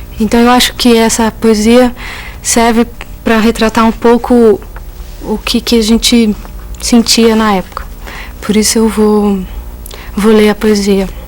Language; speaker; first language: Portuguese; native; Portuguese